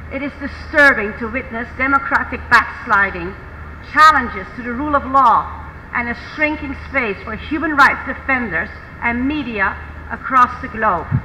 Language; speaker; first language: English; non-native, fluent; Dutch